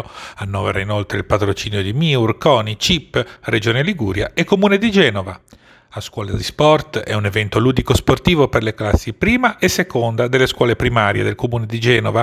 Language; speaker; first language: Italian; native; Italian